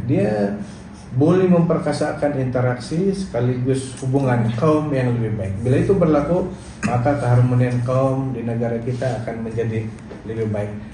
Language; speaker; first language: Malay; non-native, local second language; Central Dusun